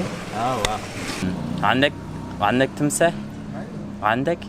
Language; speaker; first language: Arabic; non-native, learner; English